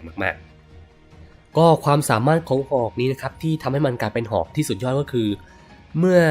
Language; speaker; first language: Thai; native; Thai